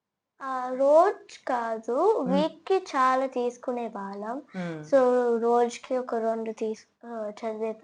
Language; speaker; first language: Telugu; early bilingual, heritage; Telugu